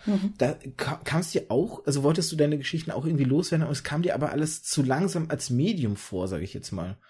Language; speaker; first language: German; early bilingual, other home language; Russian